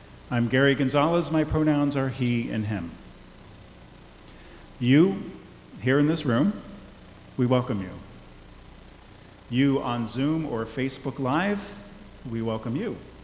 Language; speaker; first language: English; native; English